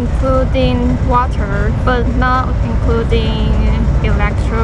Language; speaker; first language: English; non-native, learner; Chinese